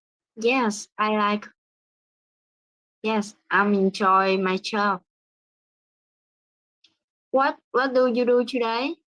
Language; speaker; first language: English; non-native, learner; Vietnamese